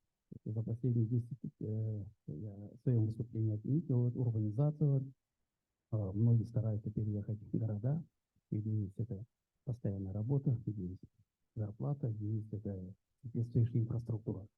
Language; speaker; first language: Russian; native; Russian